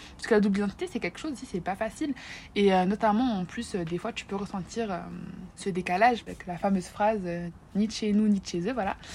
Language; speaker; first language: French; native; French